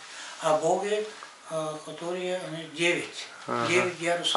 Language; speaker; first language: Russian; non-native, local second language; Yakut